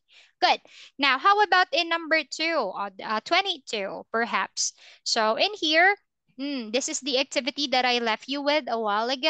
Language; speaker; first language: English; non-native, fluent; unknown